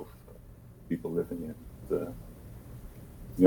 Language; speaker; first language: English; non-native, fluent; Dutch